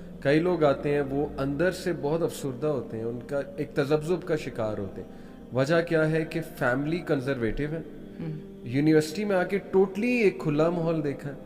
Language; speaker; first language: Urdu; native; Urdu